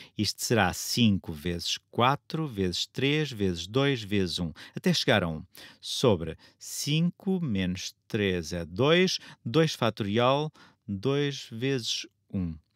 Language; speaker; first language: Portuguese; native; Portuguese